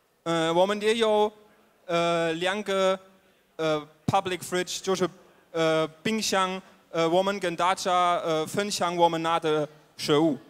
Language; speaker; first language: Chinese; non-native, fluent; German